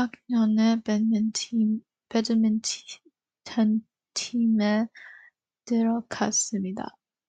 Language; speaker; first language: Korean; early bilingual, heritage; Korean